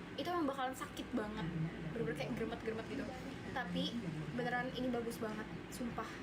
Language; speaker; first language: Indonesian; native; Indonesian